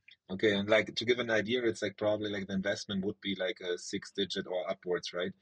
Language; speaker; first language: English; non-native, fluent; German